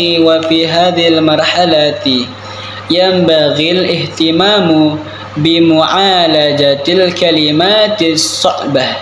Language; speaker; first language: Arabic; non-native, learner; Indonesian